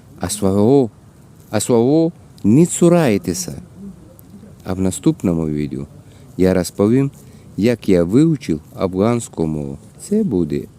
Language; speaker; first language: Ukrainian; non-native, local second language; Russian